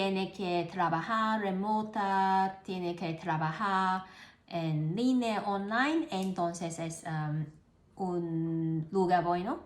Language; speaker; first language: Spanish; non-native, learner; Cantonese